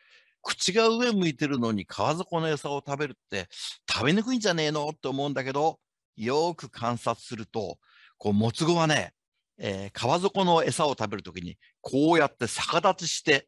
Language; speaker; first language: Japanese; native; Japanese